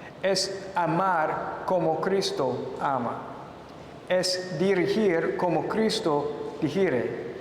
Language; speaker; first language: Spanish; non-native, fluent; English